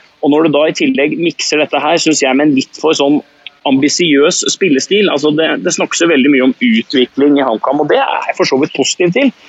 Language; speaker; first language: Norwegian; native; Norwegian